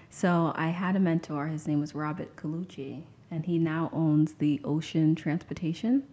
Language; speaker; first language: English; native; English